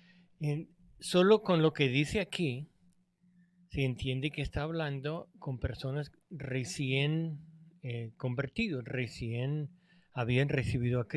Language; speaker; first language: Spanish; non-native, fluent; English